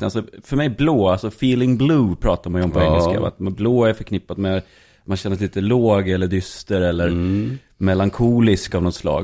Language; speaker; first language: Swedish; native; Swedish